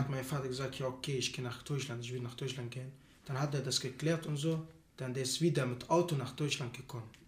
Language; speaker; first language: German; non-native, learner; Arabic